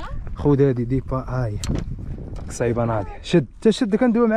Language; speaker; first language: Arabic; native; Arabic